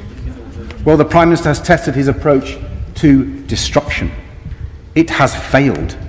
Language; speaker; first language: English; native; English